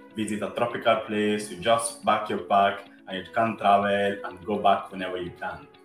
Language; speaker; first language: English; non-native, fluent; Italian